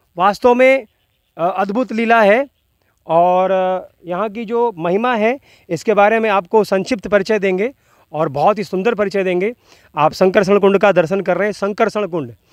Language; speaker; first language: Hindi; native; Hindi